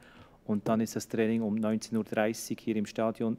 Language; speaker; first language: German; native; German